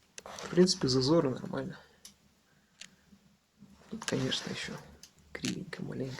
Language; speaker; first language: Russian; native; Russian